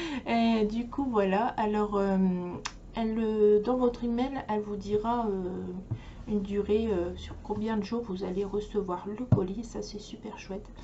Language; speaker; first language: French; native; French